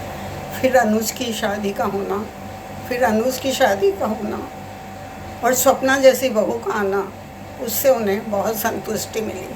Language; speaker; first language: Hindi; native; Hindi